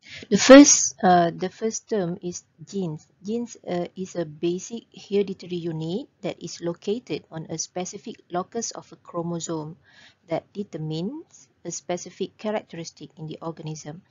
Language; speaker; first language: English; non-native, local second language; Malay